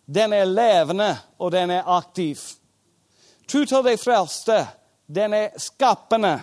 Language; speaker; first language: Norwegian; non-native, fluent; English